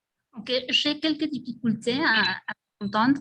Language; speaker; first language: French; non-native, fluent; Spanish